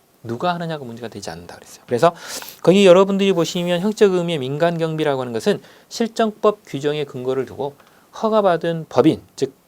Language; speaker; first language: Korean; native; Korean